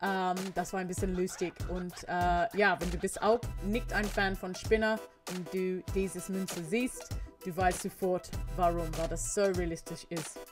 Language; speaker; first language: German; non-native, learner; English